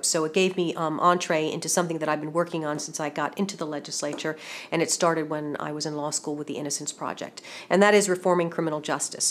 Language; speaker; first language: English; native; English